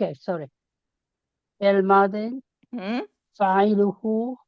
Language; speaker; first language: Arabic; non-native, learner; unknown